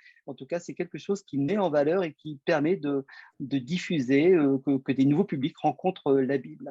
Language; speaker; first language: French; native; French